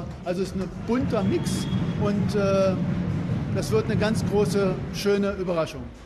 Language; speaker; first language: German; native; German